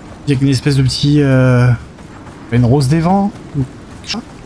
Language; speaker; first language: French; native; French